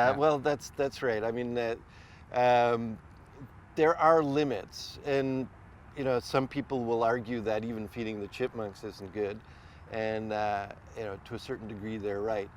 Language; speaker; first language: English; native; English